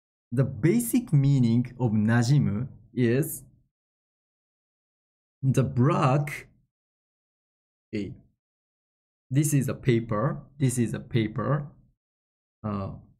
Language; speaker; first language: English; non-native, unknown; Japanese